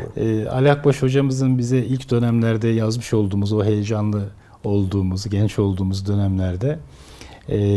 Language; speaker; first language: Turkish; native; Turkish